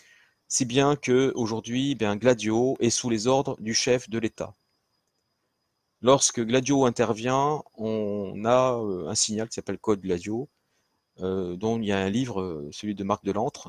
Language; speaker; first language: French; native; French